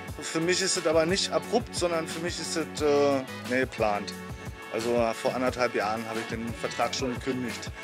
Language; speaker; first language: German; native; German